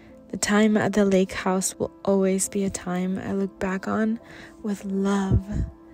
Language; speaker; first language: English; early bilingual, other home language; Spanish